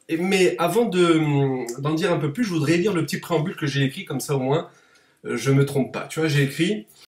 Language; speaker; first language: French; native; French